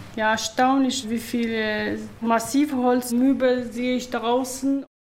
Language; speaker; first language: German; non-native, fluent; Persian